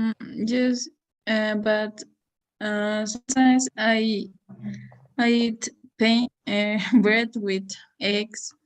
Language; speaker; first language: English; non-native, learner; Spanish